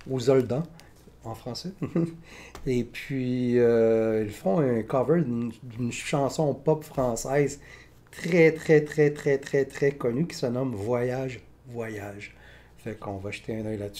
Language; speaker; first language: French; native; French